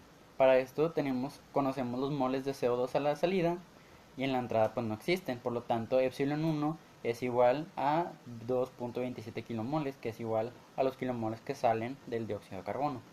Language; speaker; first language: Spanish; native; Spanish